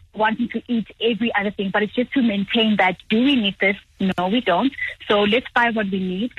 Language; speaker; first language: English; non-native, local second language; Zulu